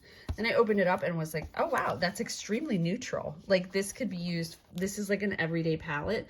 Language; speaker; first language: English; native; English